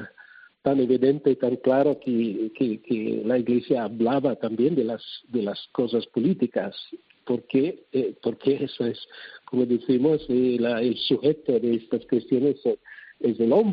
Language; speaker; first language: Spanish; non-native, fluent; Cebuano